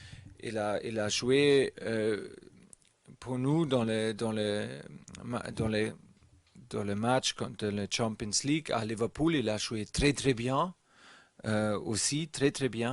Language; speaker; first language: French; non-native, learner; German